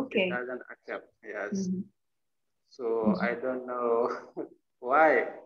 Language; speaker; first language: English; non-native, learner; French